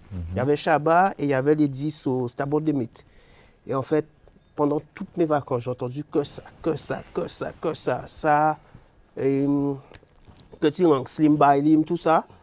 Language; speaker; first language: French; native; French